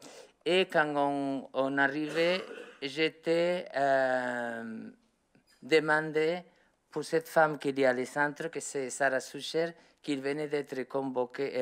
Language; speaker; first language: French; non-native, learner; Spanish